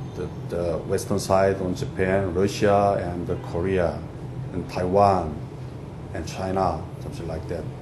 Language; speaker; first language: English; non-native, fluent; Korean